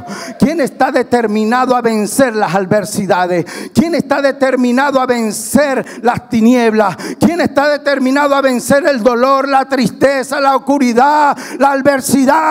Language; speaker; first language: Spanish; native; Spanish